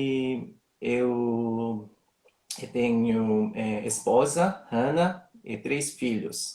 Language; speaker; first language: Portuguese; non-native, learner; Korean